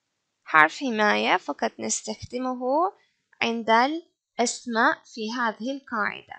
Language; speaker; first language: Arabic; non-native, fluent; Turkish